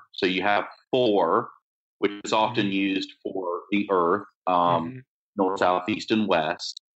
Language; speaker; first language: English; native; English